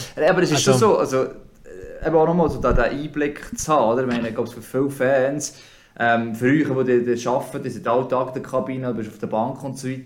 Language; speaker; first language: German; non-native, local second language; Italian